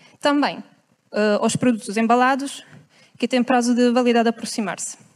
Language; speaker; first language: Portuguese; non-native, fluent; Italian